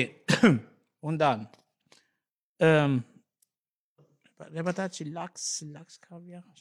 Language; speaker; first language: German; non-native, learner; Italian